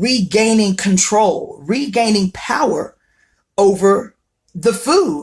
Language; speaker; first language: English; native; English